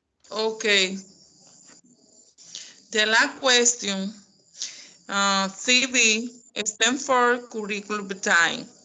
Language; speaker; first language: English; non-native, learner; Spanish